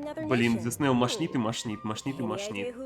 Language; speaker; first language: Russian; native; Russian